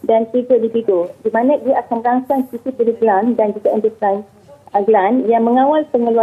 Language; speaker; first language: Malay; native; Malay